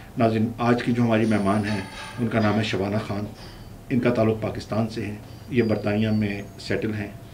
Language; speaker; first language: Urdu; non-native, local second language; Punjabi